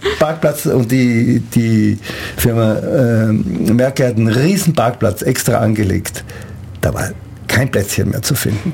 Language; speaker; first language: German; native; German